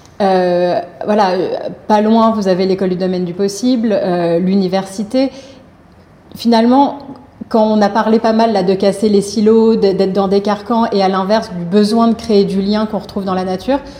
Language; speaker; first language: French; native; French